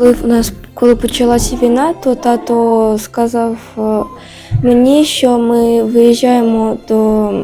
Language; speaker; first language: Ukrainian; non-native, local second language; Russian